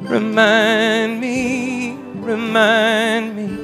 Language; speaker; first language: English; native; English